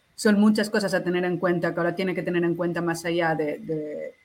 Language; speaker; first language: Spanish; native; Spanish